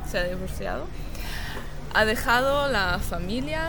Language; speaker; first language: Spanish; non-native, fluent; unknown